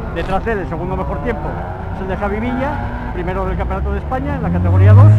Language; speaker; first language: Spanish; native; Spanish